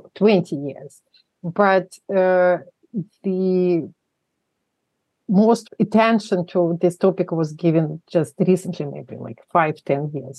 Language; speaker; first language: English; non-native, fluent; Russian